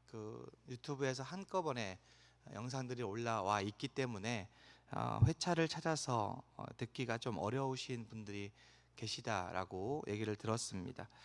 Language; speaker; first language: Korean; native; Korean